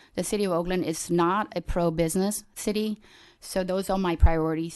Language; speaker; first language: English; early bilingual, other home language; Khmer